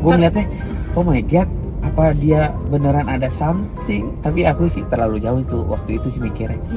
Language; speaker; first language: Indonesian; native; Indonesian